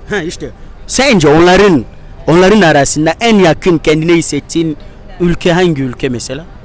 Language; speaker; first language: Turkish; non-native, fluent; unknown